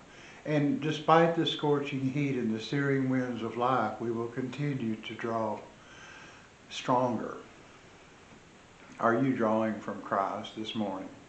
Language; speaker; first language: English; native; English